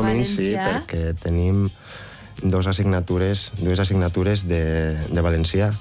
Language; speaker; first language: Catalan; non-native, local second language; Spanish